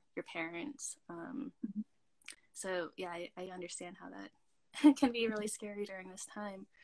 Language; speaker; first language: English; native; English